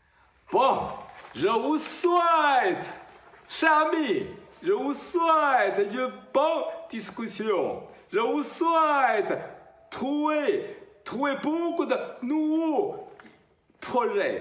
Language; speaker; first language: French; non-native, learner; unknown